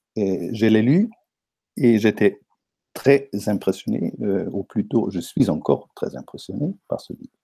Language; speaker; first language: French; non-native, fluent; Italian